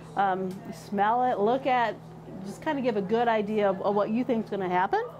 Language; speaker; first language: English; native; English